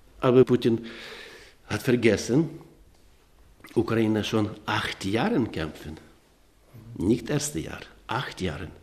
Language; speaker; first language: German; non-native, learner; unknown